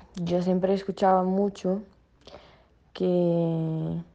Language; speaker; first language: Spanish; non-native, fluent; Portuguese